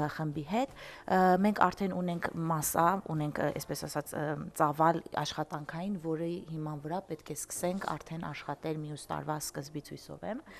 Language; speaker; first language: Armenian; early bilingual, heritage; Armenian